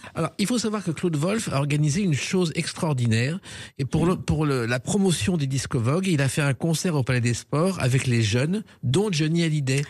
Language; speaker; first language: French; native; French